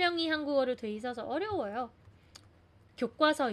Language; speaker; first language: Korean; non-native, fluent; Filipino